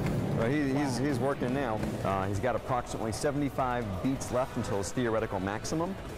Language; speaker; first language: English; native; English